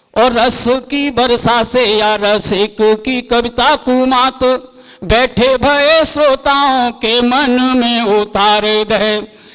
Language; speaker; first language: Hindi; native; Hindi